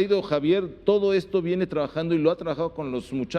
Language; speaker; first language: Spanish; native; Spanish